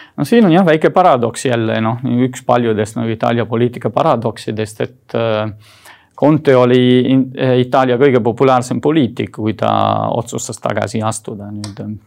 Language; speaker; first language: Estonian; non-native, fluent; Italian